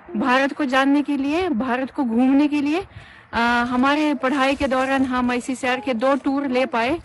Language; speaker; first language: Hindi; non-native, fluent; Russian